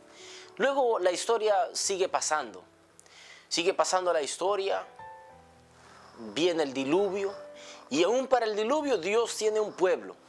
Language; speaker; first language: Spanish; native; Spanish